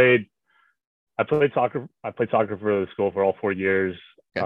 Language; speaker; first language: English; native; English